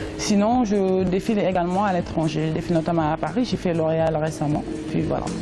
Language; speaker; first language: French; non-native, local second language; Wolof